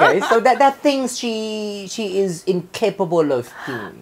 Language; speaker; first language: English; non-native, fluent; Thai